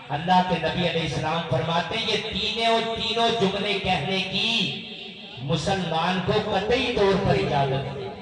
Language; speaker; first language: Urdu; non-native, local second language; Punjabi